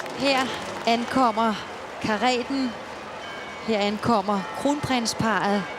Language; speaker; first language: Danish; native; Danish